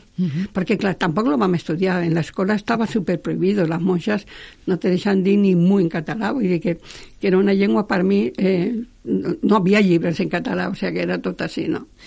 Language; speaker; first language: Catalan; non-native, local second language; Spanish